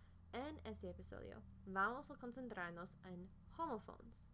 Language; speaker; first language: Spanish; non-native, fluent; English